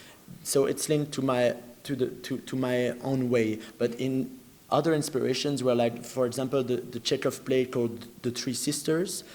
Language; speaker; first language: English; non-native, fluent; French